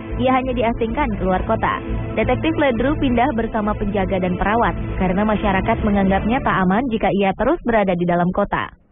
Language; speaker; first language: Indonesian; native; Indonesian